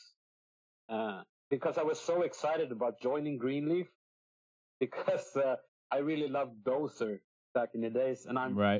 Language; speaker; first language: English; non-native, fluent; Swedish